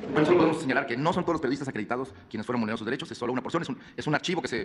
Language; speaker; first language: Spanish; native; Spanish